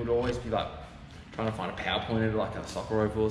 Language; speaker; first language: English; native; English